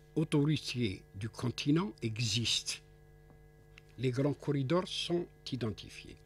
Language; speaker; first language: French; non-native, local second language; Arabic